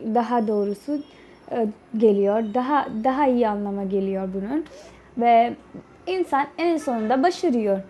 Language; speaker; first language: Turkish; non-native, fluent; Urdu